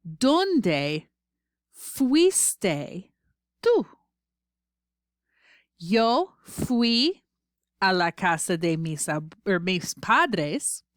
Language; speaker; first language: Spanish; non-native, fluent; English